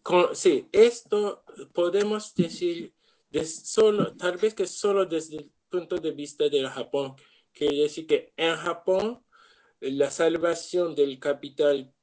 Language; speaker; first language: Spanish; non-native, learner; Japanese